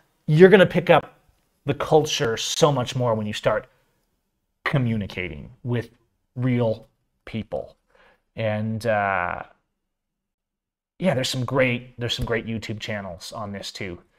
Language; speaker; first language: English; native; English